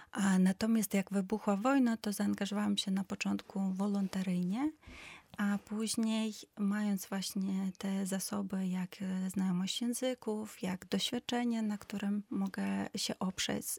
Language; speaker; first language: Polish; non-native, fluent; Ukrainian